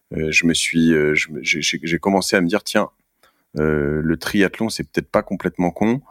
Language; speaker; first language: French; native; French